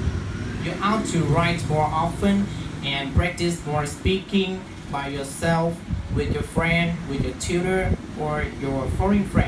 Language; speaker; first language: English; non-native, fluent; Vietnamese